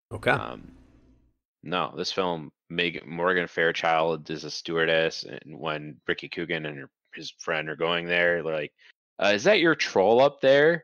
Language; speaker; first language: English; native; English